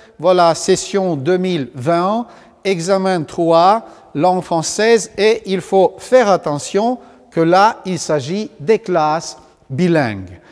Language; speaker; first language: French; non-native, fluent; Romanian